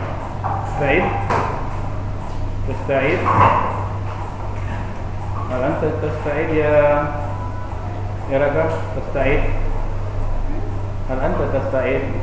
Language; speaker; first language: Arabic; non-native, fluent; Indonesian